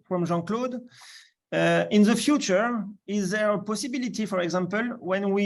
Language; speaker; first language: English; non-native, learner; French